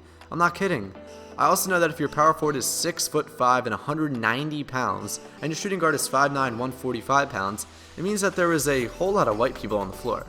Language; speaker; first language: English; native; English